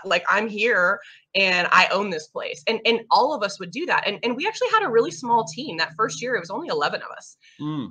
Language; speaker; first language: English; native; English